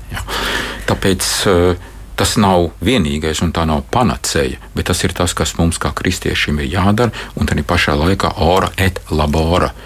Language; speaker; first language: Latvian; native; Latvian